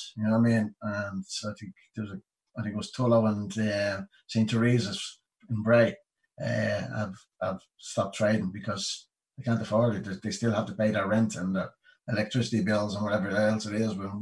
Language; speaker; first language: English; native; English